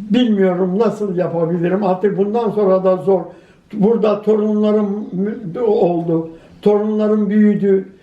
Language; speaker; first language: Turkish; native; Turkish